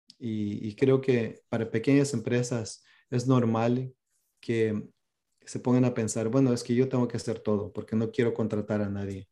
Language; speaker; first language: Spanish; early bilingual, heritage; Spanish